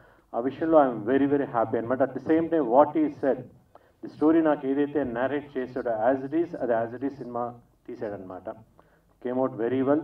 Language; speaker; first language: Telugu; native; Telugu